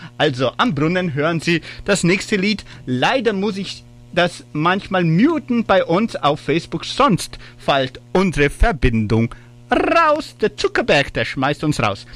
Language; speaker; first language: German; early bilingual, heritage; German